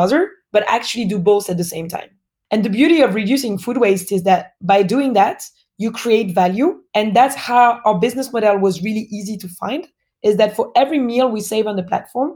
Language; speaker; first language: English; non-native, fluent; French